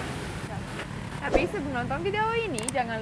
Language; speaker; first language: Indonesian; non-native, fluent; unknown